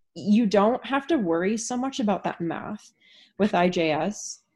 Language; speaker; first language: English; native; English